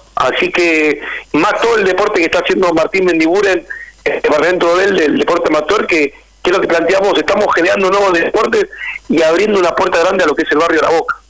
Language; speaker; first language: Spanish; native; Spanish